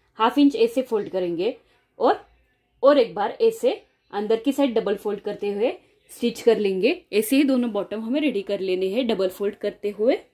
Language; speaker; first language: Hindi; non-native, local second language; Marathi